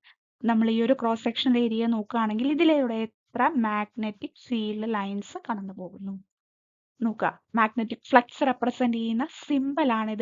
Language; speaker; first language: Malayalam; native; Malayalam